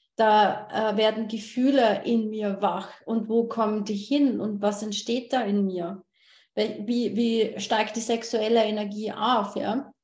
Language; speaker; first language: German; native; German